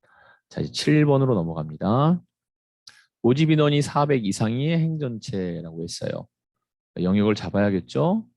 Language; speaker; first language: Korean; native; Korean